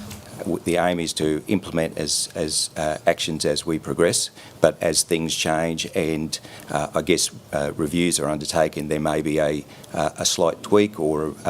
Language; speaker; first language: English; native; English